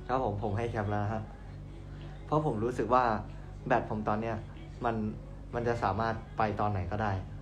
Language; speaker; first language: Thai; native; Thai